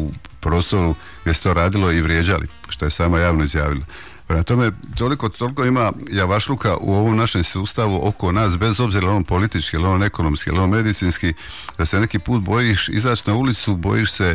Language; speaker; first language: Croatian; native; Croatian